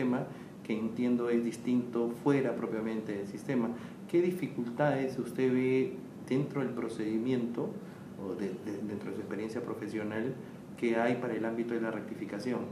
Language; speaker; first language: Spanish; native; Spanish